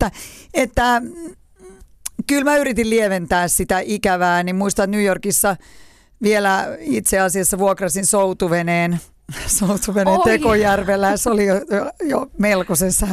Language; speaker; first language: Finnish; native; Finnish